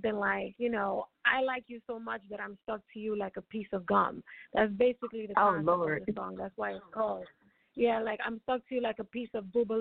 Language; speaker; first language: English; native; English